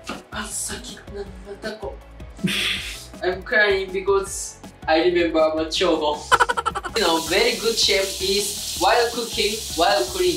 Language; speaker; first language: English; non-native, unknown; Japanese